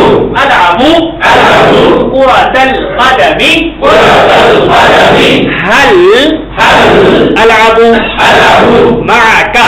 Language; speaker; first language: Arabic; non-native, fluent; Bangla